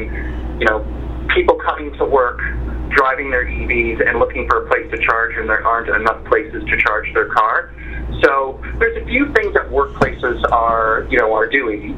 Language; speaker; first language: English; native; English